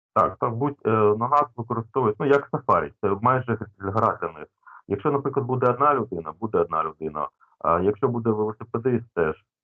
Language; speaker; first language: Ukrainian; non-native, local second language; Russian